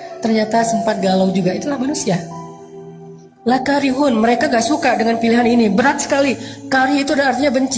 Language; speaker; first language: Indonesian; native; Indonesian